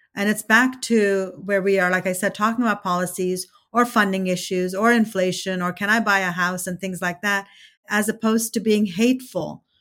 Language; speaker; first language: English; early bilingual, other home language; Telugu